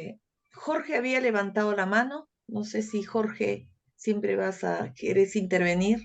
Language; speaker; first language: Spanish; native; Spanish